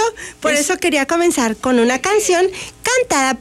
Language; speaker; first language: Spanish; native; Spanish